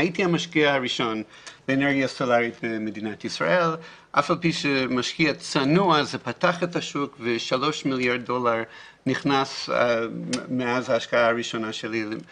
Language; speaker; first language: Hebrew; non-native, fluent; English